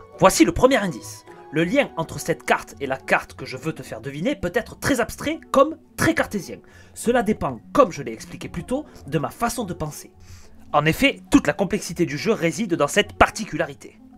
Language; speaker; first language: French; native; French